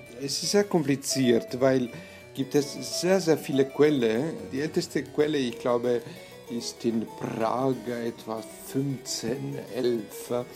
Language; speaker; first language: German; non-native, fluent; Italian